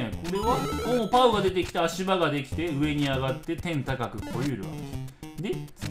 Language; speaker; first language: Japanese; native; Japanese